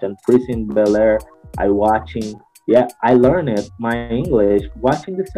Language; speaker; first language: English; non-native, learner; Portuguese